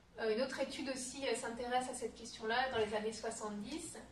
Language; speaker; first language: French; native; French